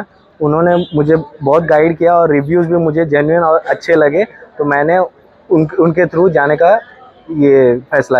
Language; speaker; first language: Hindi; non-native, local second language; Gujarati